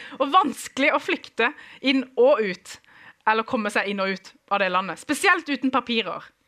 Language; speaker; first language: Norwegian; early bilingual, other home language; Kurdish